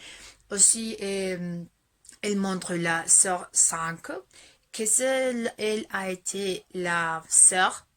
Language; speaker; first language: French; non-native, fluent; Spanish